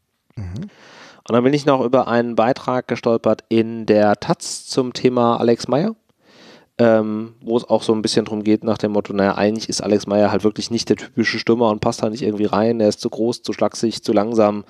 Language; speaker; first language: German; native; German